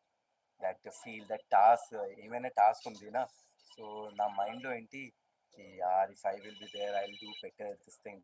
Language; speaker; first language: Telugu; non-native, learner; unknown